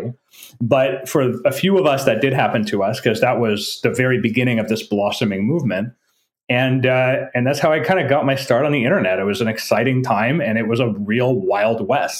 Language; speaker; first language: English; non-native, fluent; French